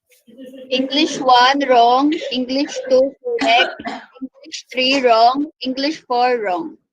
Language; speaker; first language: English; non-native, local second language; Filipino